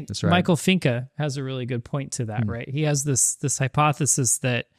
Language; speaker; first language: English; native; English